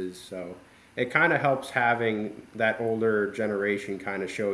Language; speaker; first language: English; native; English